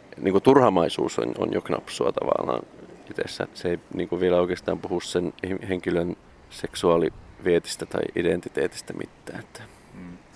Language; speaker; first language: Finnish; native; Finnish